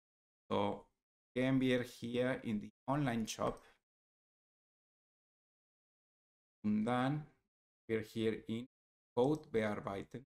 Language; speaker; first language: German; non-native, learner; Spanish